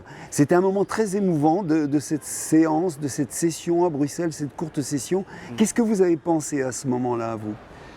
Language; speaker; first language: French; native; French